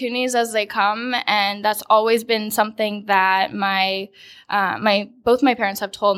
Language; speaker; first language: English; native; English